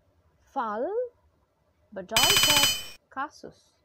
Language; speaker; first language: German; non-native, fluent; Indonesian